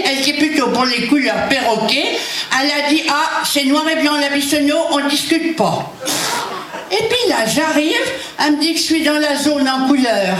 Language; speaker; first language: French; native; French